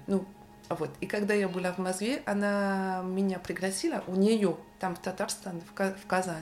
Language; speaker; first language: Russian; non-native, fluent; French